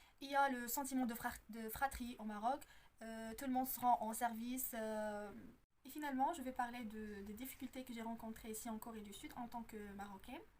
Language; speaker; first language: French; non-native, local second language; Arabic